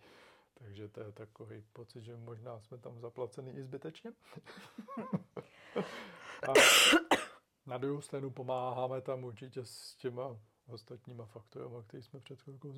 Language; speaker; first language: Czech; native; Czech